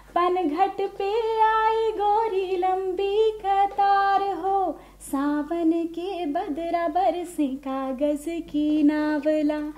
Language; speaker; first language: Hindi; native; Hindi